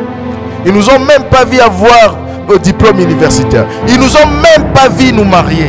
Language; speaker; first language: French; non-native, local second language; Lingala